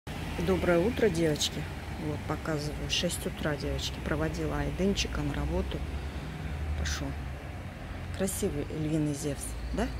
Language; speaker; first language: Russian; native; Russian